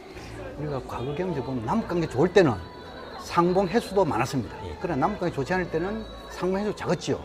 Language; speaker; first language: Korean; native; Korean